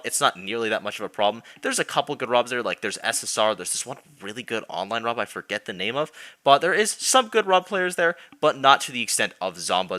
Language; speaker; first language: English; native; English